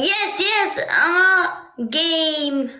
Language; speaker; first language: English; non-native, learner; Albanian